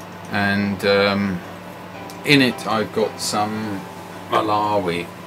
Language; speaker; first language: English; native; English